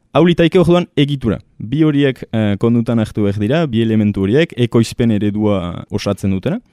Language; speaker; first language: Basque; native; Basque